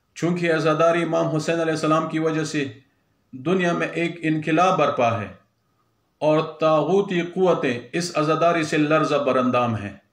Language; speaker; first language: Urdu; non-native, local second language; Pashto